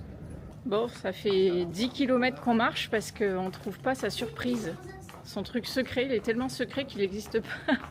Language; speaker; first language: French; native; French